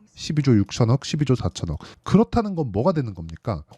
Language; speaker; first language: Korean; native; Korean